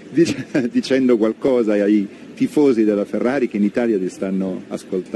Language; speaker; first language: Italian; native; Italian